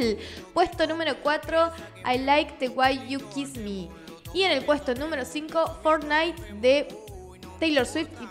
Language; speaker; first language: Spanish; native; Spanish